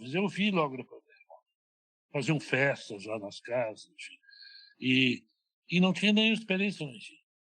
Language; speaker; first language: Portuguese; native; Portuguese